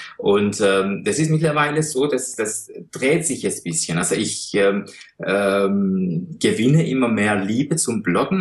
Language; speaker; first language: German; non-native, fluent; Persian